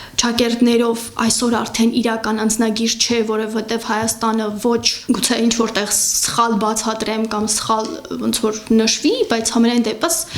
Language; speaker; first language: Armenian; native; Armenian